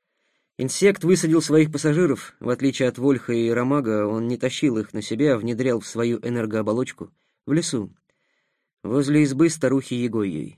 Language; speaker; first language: Russian; native; Russian